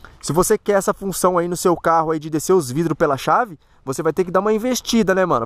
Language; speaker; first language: Portuguese; native; Portuguese